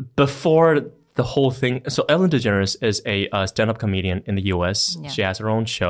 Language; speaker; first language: English; non-native, fluent; Chinese